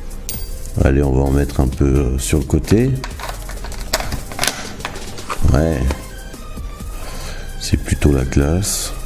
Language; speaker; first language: French; native; French